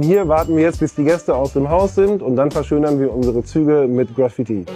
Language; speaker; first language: German; native; German